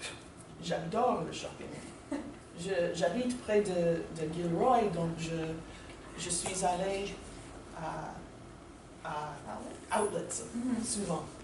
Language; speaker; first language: French; non-native, learner; English